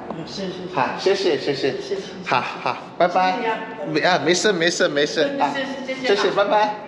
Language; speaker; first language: Chinese; non-native, learner; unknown